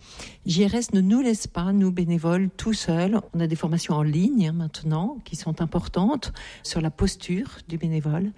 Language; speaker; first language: French; native; French